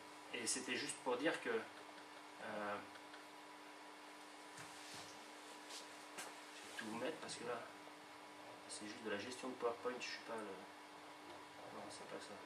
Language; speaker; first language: French; native; French